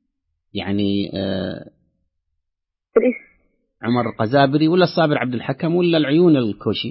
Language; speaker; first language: Arabic; native; Arabic